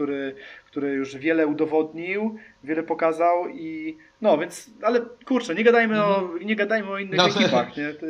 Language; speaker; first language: Polish; native; Polish